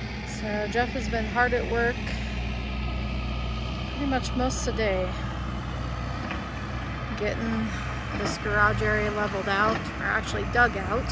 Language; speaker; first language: English; native; English